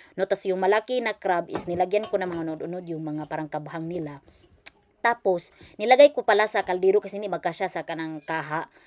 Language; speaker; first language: Filipino; non-native, local second language; Cebuano